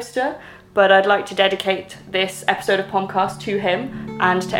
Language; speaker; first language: English; native; English